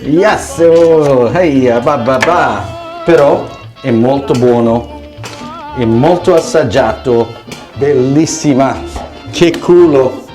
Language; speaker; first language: Italian; non-native, learner; English